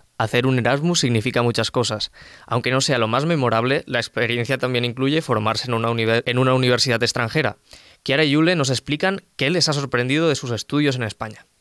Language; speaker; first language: Spanish; native; Spanish